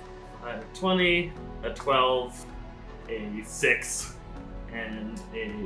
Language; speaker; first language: English; native; English